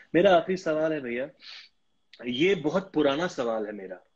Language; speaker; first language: Hindi; native; Hindi